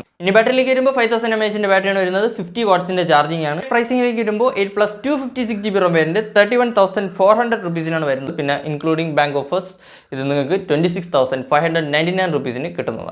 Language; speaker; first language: Malayalam; native; Malayalam